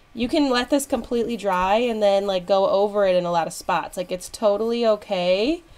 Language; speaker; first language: English; native; English